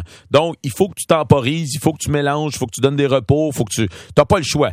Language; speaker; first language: French; native; French